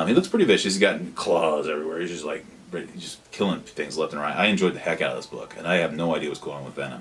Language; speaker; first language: English; native; English